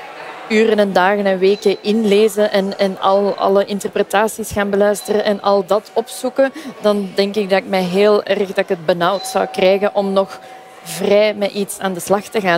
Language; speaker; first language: Dutch; native; Dutch